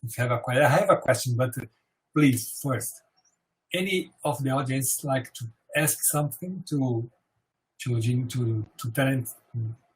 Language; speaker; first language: English; non-native, fluent; Portuguese